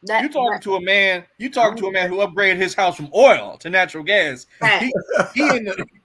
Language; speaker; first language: English; native; English